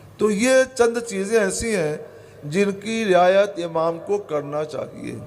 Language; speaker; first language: Urdu; native; Urdu